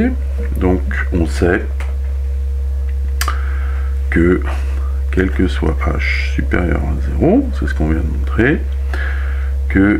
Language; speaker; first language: French; native; French